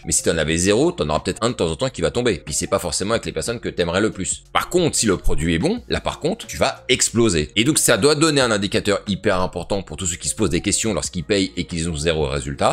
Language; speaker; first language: French; native; French